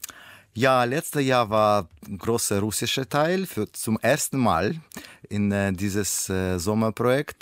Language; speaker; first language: German; non-native, learner; Russian